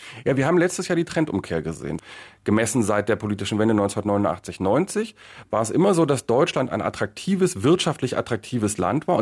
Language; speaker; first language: German; native; German